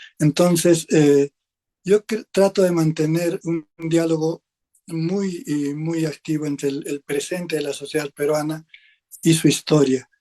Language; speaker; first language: Spanish; native; Spanish